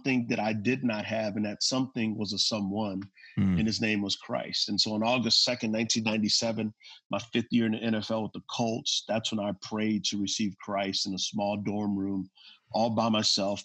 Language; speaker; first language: English; native; English